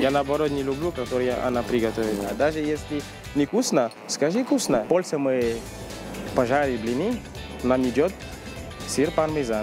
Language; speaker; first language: Russian; non-native, learner; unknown